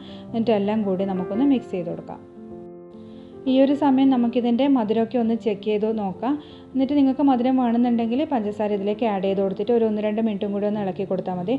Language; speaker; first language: Malayalam; native; Malayalam